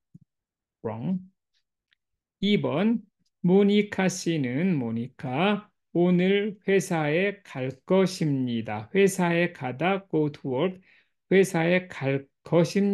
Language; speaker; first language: Korean; non-native, fluent; English